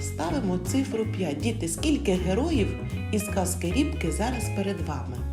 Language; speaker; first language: Ukrainian; native; Ukrainian